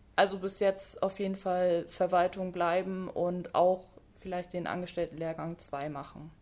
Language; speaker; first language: German; native; German